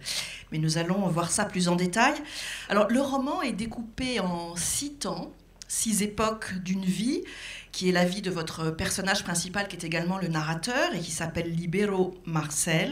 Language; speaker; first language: French; native; French